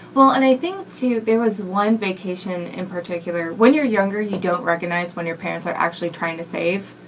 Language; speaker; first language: English; native; English